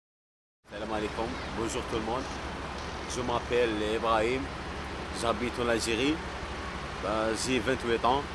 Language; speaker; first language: French; non-native, local second language; Arabic